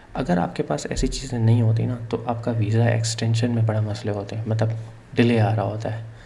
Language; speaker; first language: Urdu; native; Urdu